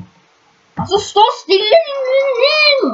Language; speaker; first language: Norwegian; native; Norwegian